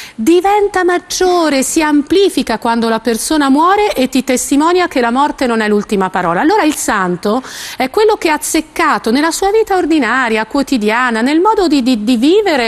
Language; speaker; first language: Italian; native; Italian